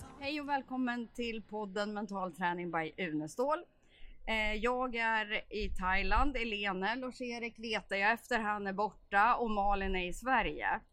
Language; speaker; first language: Swedish; native; Swedish